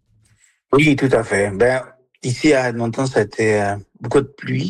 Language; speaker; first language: French; non-native, fluent; Spanish